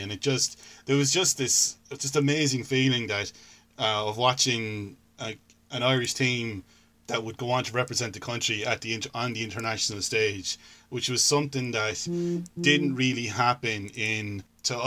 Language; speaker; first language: English; native; English